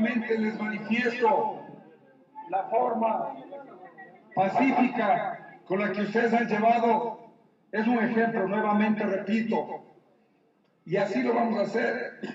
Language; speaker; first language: Spanish; native; Spanish